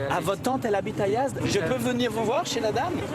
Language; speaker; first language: French; native; French